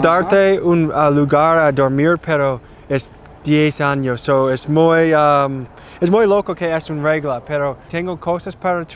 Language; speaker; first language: Spanish; non-native, learner; English